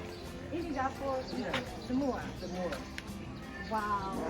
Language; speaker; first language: Indonesian; non-native, learner; English